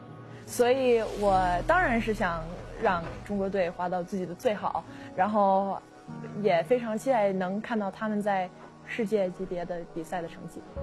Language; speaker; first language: Chinese; early bilingual, heritage; Chinese